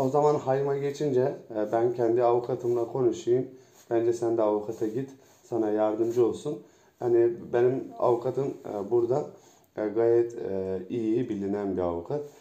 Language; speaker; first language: Turkish; native; Turkish